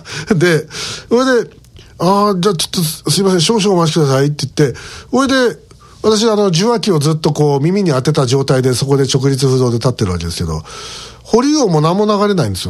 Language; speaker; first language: Japanese; native; Japanese